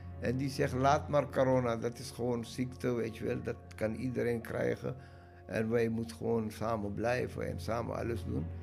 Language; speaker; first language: Dutch; non-native, learner; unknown